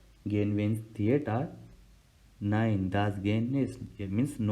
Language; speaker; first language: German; non-native, fluent; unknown